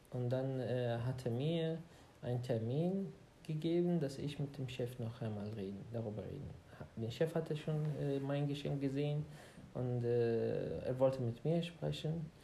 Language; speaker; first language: German; non-native, learner; Arabic